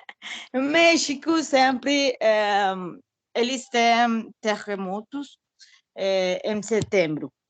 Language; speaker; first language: Portuguese; non-native, learner; Spanish